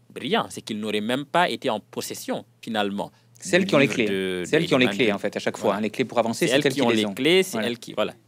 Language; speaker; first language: French; non-native, local second language; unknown